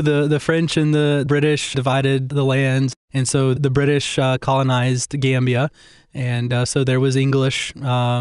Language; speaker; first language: English; native; English